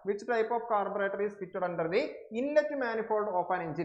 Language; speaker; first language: English; non-native, local second language; Malayalam